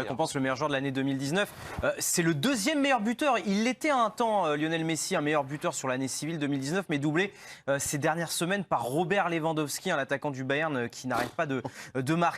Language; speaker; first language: French; native; French